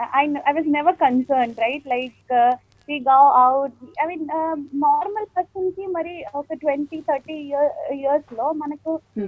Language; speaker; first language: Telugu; non-native, local second language; Malayalam